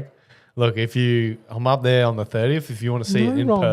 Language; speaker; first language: English; native; English